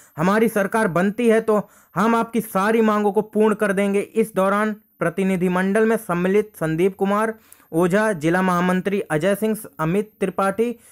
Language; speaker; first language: Hindi; native; Hindi